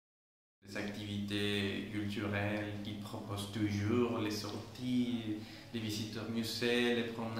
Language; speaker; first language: French; non-native, fluent; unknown